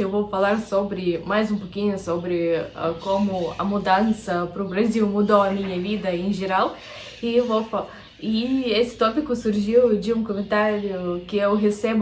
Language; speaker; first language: Portuguese; non-native, fluent; Russian